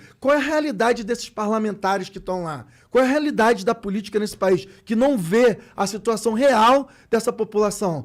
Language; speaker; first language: Portuguese; native; Portuguese